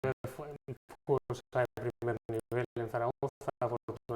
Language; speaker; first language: Spanish; native; Spanish